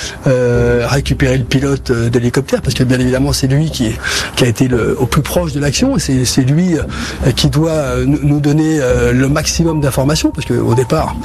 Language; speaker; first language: French; native; French